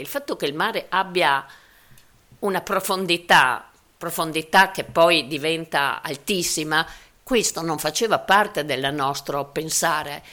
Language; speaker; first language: Italian; native; Italian